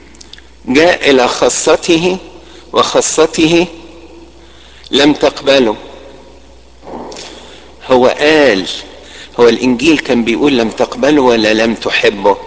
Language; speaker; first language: Arabic; native; Arabic